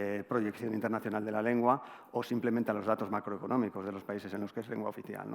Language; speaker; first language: Spanish; native; Spanish